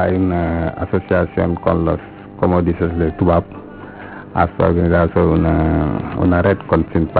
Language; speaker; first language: Spanish; non-native, learner; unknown